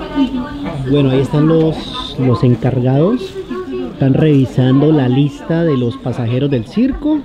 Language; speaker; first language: Spanish; native; Spanish